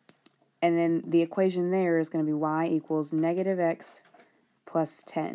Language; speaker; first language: English; native; English